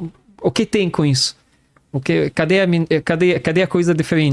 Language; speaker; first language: Portuguese; non-native, fluent; Arabic